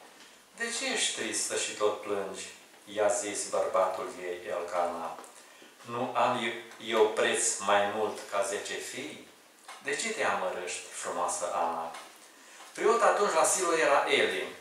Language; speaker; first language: Romanian; native; Romanian